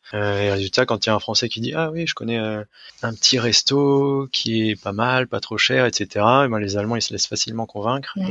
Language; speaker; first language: French; native; French